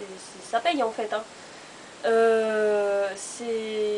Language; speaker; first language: French; native; French